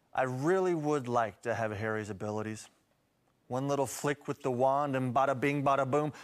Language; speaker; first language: English; native; English